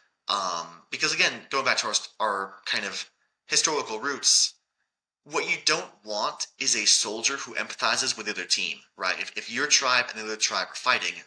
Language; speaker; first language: English; native; English